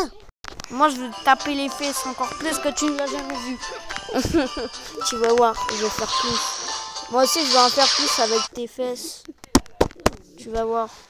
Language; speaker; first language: French; native; French